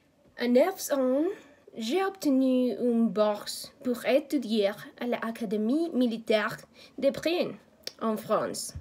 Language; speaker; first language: French; non-native, learner; Spanish